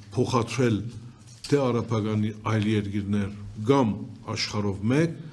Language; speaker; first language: Armenian; early bilingual, heritage; Armenian